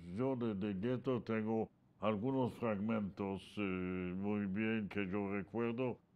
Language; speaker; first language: Spanish; non-native, fluent; Polish